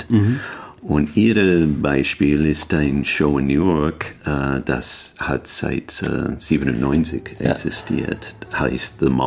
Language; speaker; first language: German; non-native, learner; English